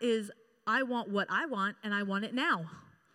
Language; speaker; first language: English; native; English